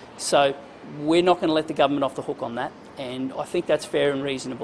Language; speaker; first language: English; native; English